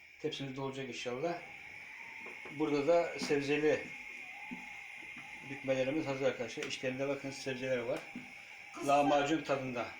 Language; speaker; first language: Turkish; native; Turkish